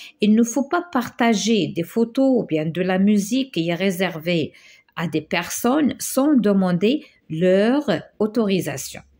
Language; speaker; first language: French; non-native, local second language; Arabic